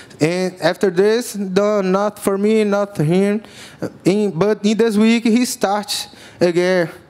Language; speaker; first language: English; non-native, learner; Portuguese